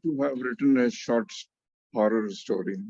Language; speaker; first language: English; non-native, fluent; Hindi